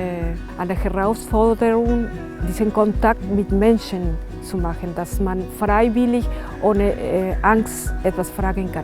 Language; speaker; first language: German; non-native, fluent; Spanish